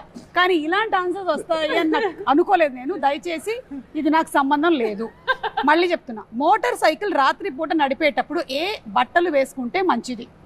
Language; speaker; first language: Telugu; native; Telugu